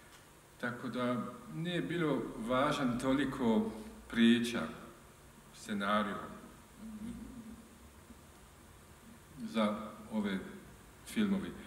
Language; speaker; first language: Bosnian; non-native, learner; French